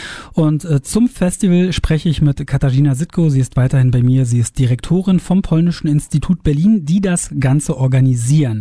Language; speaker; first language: German; native; German